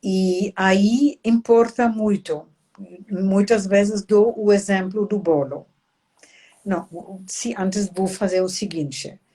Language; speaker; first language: Portuguese; non-native, fluent; German